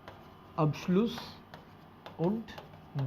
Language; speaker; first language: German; non-native, fluent; Hindi